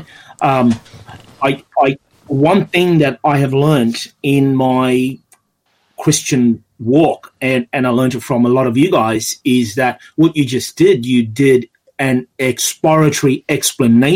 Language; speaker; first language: English; native; English